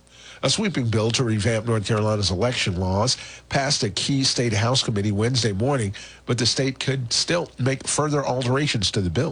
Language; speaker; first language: English; native; English